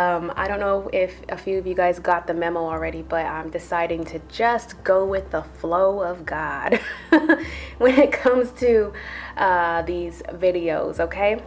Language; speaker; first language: English; native; English